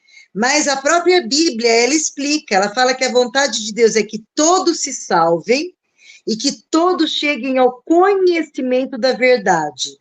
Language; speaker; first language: Portuguese; native; Portuguese